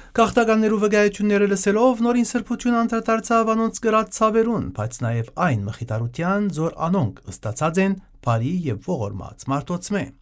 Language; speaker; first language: Armenian; early bilingual, heritage; Armenian